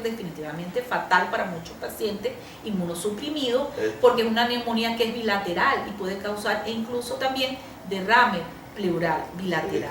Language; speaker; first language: Spanish; native; Spanish